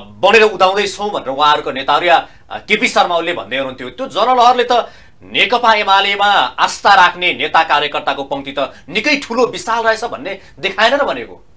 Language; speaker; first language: Nepali; native; Nepali